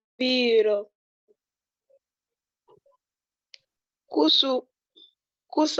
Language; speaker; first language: Arabic; non-native, learner; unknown